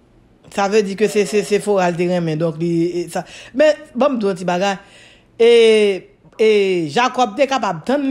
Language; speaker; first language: French; non-native, local second language; Haitian Creole